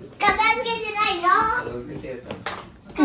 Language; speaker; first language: Japanese; native; Japanese